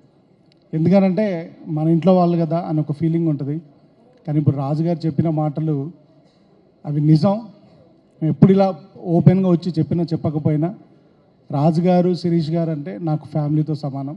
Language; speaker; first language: Telugu; native; Telugu